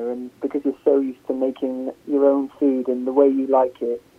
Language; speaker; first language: English; native; English